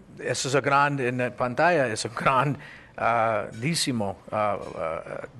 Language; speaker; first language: Spanish; non-native, fluent; English